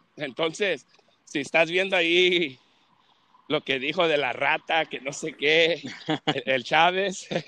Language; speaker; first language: Spanish; early bilingual, heritage; Spanish